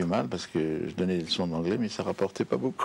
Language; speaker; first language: French; native; French